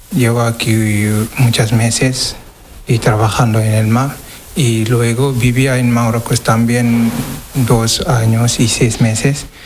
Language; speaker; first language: Spanish; non-native, learner; Wolof